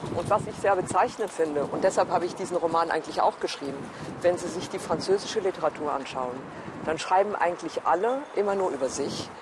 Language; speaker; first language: German; native; German